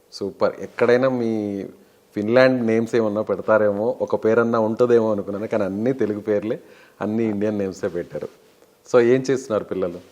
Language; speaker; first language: Telugu; native; Telugu